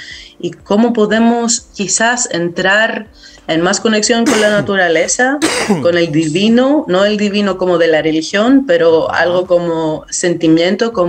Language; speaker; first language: Spanish; non-native, fluent; Greek